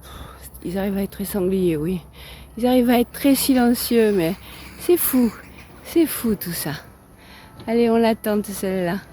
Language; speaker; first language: French; native; French